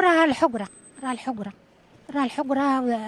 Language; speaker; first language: Arabic; native; Arabic